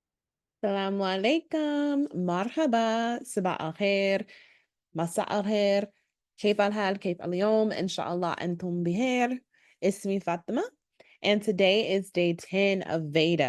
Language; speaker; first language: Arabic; non-native, learner; English